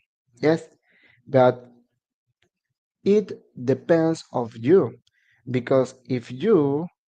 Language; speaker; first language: English; non-native, learner; Spanish